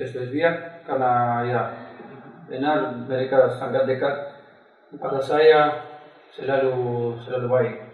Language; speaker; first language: Indonesian; non-native, fluent; Spanish